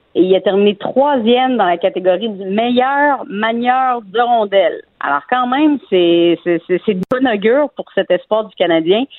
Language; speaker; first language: French; native; French